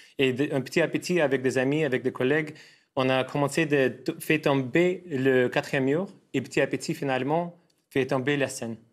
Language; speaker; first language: French; non-native, fluent; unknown